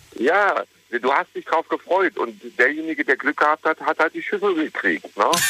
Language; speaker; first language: German; native; German